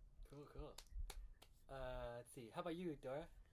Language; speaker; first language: English; early bilingual, other home language; Chinese